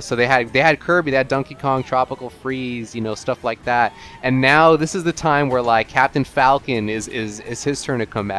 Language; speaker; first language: English; native; English